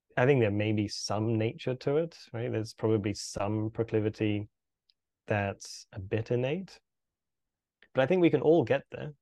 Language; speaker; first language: English; native; English